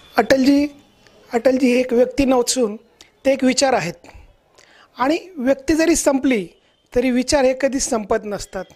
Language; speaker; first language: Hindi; non-native, local second language; Sindhi